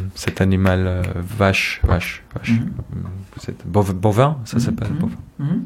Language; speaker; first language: French; non-native, fluent; Turkish